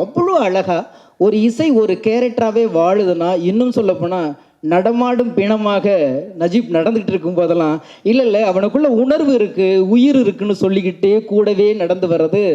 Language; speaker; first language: Tamil; native; Tamil